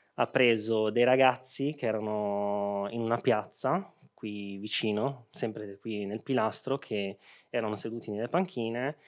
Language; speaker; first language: Italian; early bilingual, other home language; Arabic